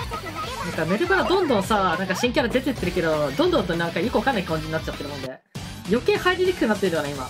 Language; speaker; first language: Japanese; native; Japanese